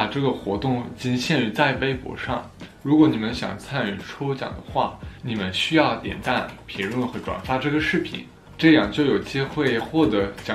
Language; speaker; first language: Chinese; non-native, fluent; French